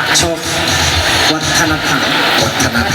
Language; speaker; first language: Thai; non-native, learner; Japanese